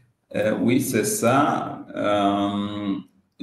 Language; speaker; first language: French; non-native, learner; Swahili